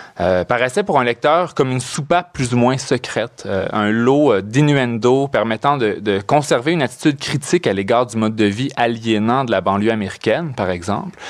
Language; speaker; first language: French; native; French